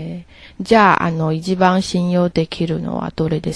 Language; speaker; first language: Japanese; non-native, learner; Chinese